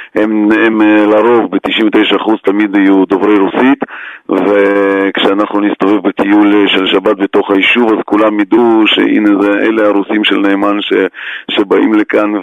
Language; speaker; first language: Hebrew; non-native, fluent; Russian